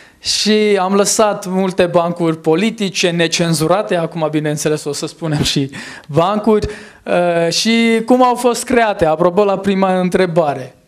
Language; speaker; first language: Romanian; non-native, fluent; Armenian